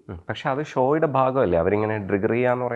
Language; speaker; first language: Malayalam; native; Malayalam